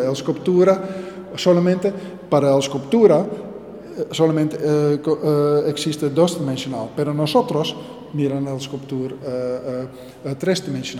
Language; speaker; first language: Spanish; non-native, learner; Dutch